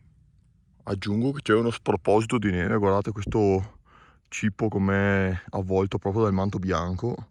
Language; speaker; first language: Italian; native; Italian